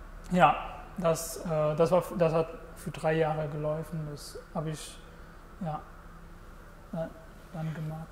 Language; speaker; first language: German; non-native, learner; Portuguese